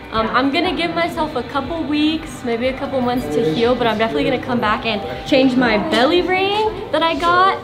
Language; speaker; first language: English; native; English